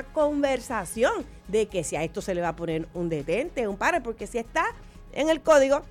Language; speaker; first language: Spanish; native; Spanish